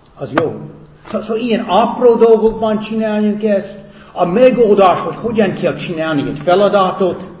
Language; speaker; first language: Hungarian; non-native, fluent; English